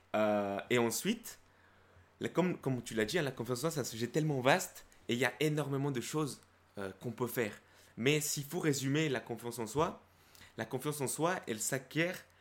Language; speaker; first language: French; early bilingual, other home language; Spanish